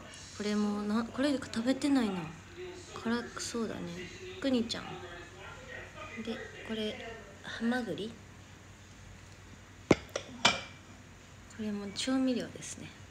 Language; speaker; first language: Japanese; native; Japanese